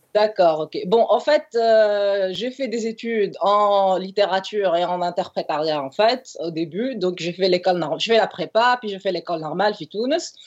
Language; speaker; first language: French; non-native, local second language; Arabic